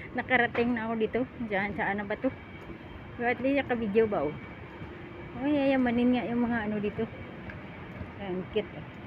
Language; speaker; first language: Filipino; non-native, local second language; Hiligaynon